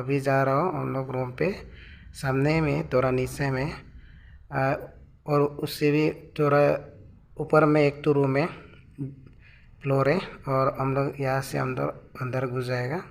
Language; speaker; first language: Hindi; non-native, local second language; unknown